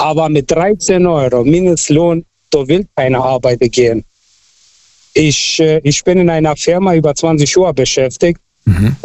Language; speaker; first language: German; non-native, fluent; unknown